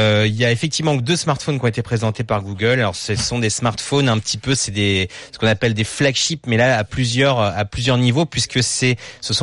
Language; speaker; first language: French; native; French